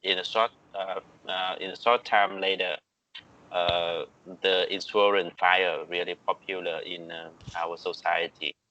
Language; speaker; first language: English; non-native, learner; Vietnamese